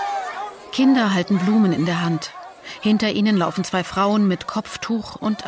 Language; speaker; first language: German; native; German